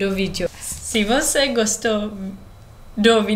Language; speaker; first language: Portuguese; non-native, learner; Czech